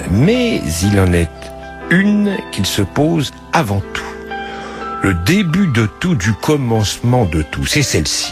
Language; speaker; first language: French; native; French